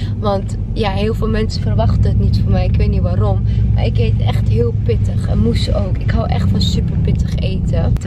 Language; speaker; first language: Dutch; non-native, fluent; Chechen